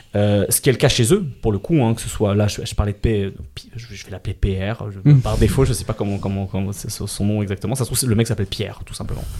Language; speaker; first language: French; native; French